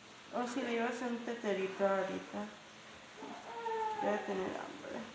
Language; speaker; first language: Spanish; early bilingual, heritage; English